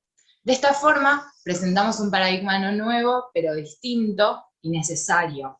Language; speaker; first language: Spanish; native; Spanish